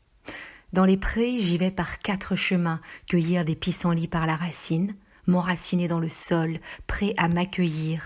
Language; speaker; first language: French; native; French